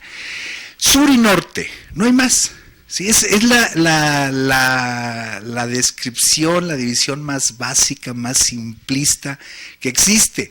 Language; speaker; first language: Spanish; native; Spanish